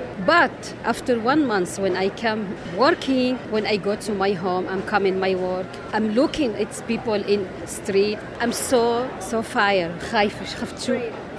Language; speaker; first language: English; non-native, learner; Arabic